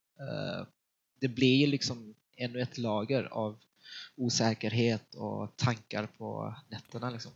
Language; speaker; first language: Swedish; early bilingual, other home language; Vietnamese